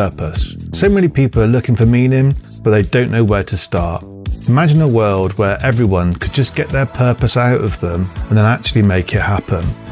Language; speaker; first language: English; native; English